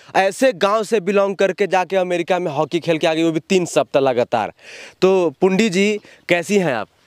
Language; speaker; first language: Hindi; native; Hindi